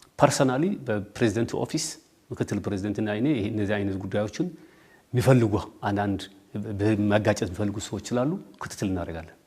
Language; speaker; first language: Amharic; non-native, local second language; Somali